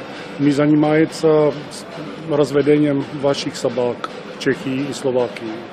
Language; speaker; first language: Russian; non-native, learner; Czech